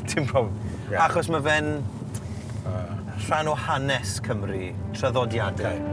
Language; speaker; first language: Welsh; native; Welsh